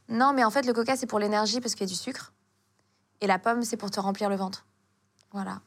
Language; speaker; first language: French; non-native, local second language; Arabic